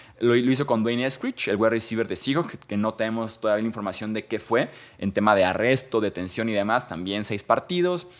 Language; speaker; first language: Spanish; native; Spanish